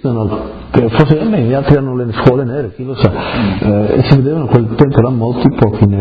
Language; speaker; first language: Italian; early bilingual, heritage; Friulian